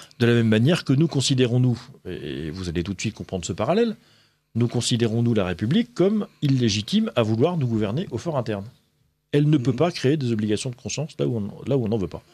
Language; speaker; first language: French; native; French